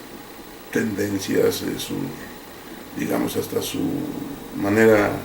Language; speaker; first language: Spanish; native; Spanish